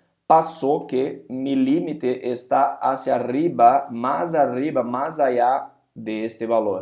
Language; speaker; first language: Spanish; non-native, fluent; Portuguese